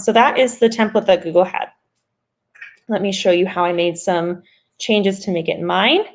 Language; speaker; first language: English; native; English